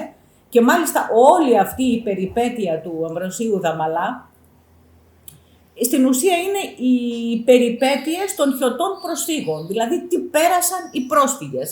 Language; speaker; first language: Greek; native; Greek